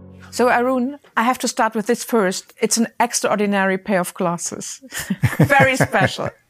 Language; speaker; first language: English; non-native, fluent; German